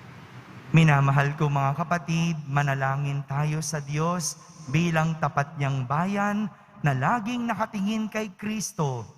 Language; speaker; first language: Filipino; native; Filipino